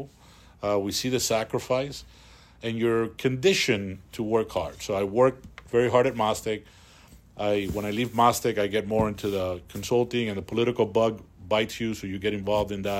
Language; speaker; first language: English; early bilingual, other home language; Spanish